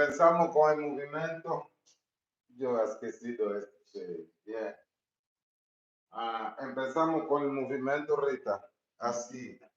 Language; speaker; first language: Spanish; non-native, learner; Portuguese